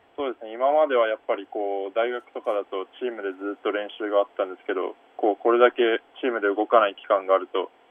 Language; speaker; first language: Japanese; native; Japanese